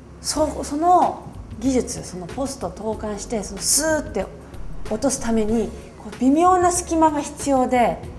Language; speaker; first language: Japanese; early bilingual, heritage; Japanese